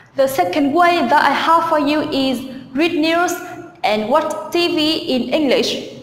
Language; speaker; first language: English; non-native, learner; Vietnamese